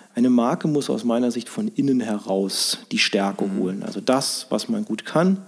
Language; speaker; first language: German; native; German